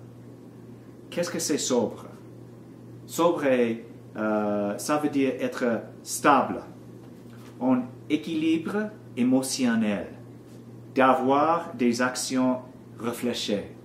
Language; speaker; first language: French; non-native, learner; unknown